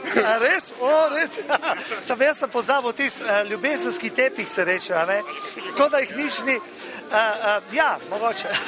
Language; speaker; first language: Slovenian; native; Slovenian